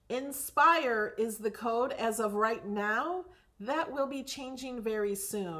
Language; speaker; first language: English; native; English